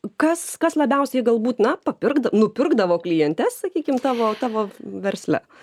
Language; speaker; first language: Lithuanian; native; Lithuanian